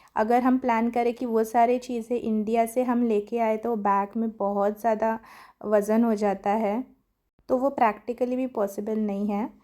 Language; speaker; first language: Hindi; non-native, local second language; Marathi